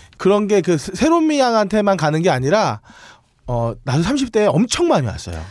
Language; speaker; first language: Korean; native; Korean